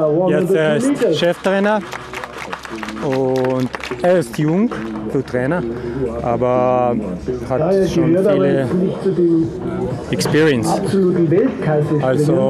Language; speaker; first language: German; non-native, learner; Russian